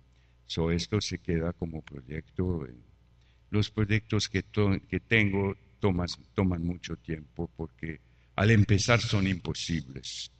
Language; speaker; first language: Spanish; non-native, fluent; French